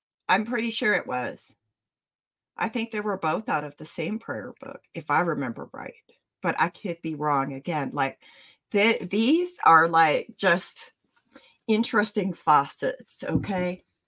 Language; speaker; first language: English; early bilingual, other home language; Pennsylvania German